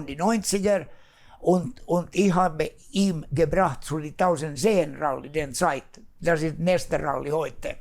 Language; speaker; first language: German; non-native, fluent; Finnish